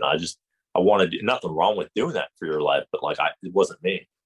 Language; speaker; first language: English; native; English